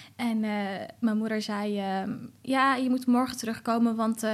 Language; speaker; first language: Dutch; early bilingual, other home language; Arabic